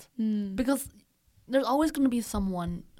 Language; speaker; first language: English; native; English